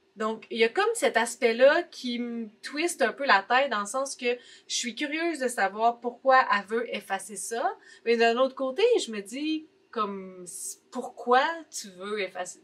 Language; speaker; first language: French; native; French